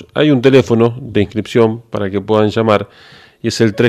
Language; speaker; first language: Spanish; native; Spanish